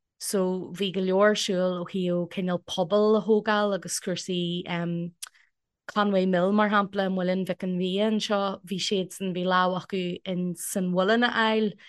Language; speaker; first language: Irish; non-native, local second language; English